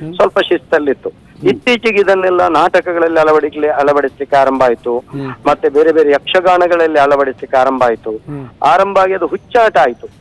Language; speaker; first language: Kannada; non-native, local second language; Tulu